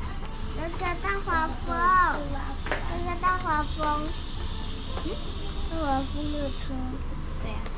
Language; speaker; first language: Chinese; early bilingual, heritage; Chinese